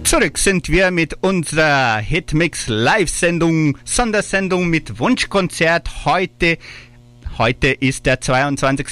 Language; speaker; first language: German; early bilingual, heritage; German